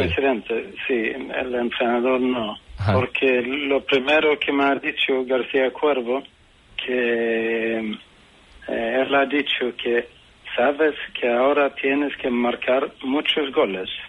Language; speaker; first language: Spanish; non-native, fluent; Swedish